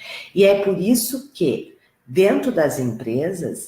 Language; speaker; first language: Portuguese; native; Portuguese